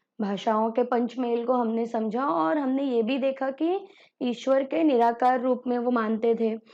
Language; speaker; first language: Hindi; native; Hindi